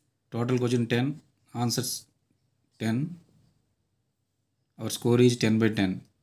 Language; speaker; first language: English; non-native, local second language; Telugu